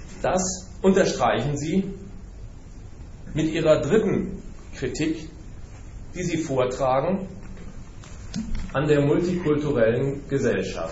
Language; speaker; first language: German; native; German